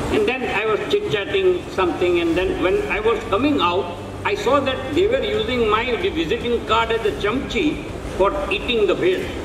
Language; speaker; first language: English; non-native, local second language; Gujarati